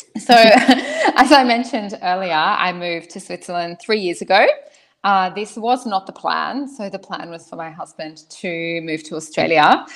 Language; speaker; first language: English; native; English